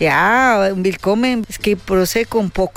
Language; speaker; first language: German; non-native, learner; Spanish